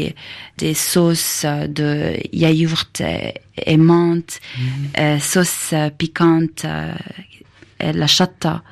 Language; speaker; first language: French; non-native, fluent; Arabic